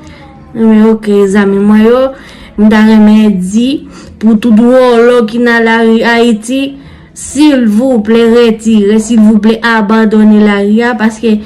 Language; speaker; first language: Haitian Creole; non-native, learner; Spanish